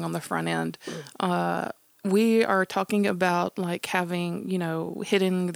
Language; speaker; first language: English; native; English